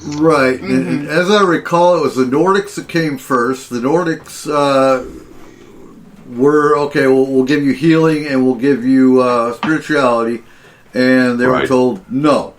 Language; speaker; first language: English; native; English